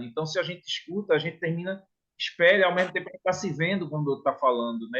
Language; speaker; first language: Portuguese; native; Portuguese